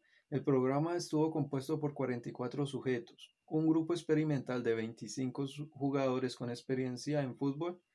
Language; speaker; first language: Spanish; native; Spanish